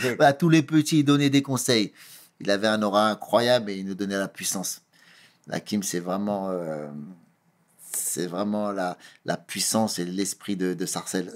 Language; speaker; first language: French; early bilingual, other home language; Kabuverdianu